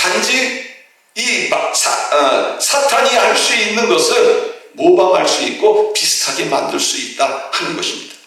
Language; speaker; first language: Korean; native; Korean